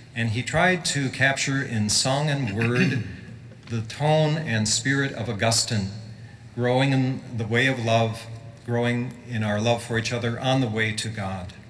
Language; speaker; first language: English; native; English